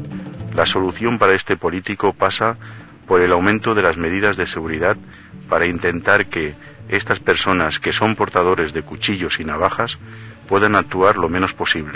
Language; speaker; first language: Spanish; native; Spanish